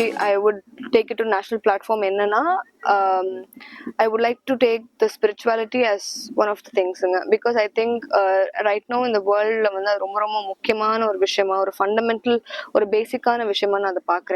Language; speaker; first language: English; non-native, local second language; Tamil